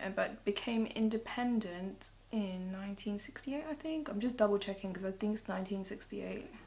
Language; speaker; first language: English; early bilingual, other home language; Morisyen